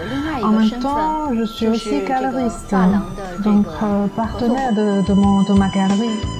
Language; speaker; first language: French; non-native, learner; Chinese